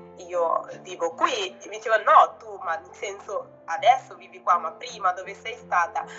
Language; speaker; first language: Italian; non-native, fluent; Upper Guinea Crioulo